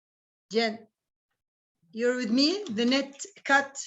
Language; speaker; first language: English; non-native, learner; Arabic